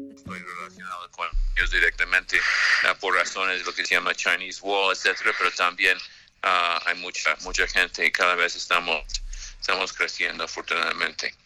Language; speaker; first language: Spanish; non-native, fluent; English